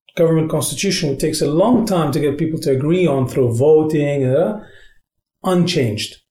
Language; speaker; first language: English; non-native, fluent; Arabic